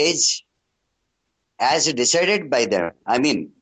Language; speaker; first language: English; non-native, local second language; Telugu